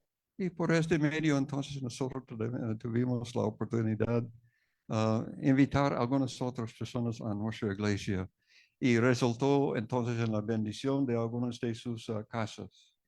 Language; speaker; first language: Spanish; non-native, fluent; English